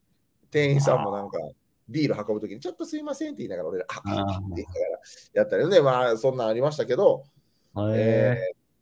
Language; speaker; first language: Japanese; native; Japanese